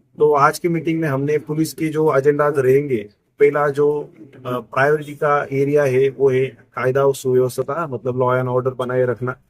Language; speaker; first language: Hindi; non-native, local second language; Marathi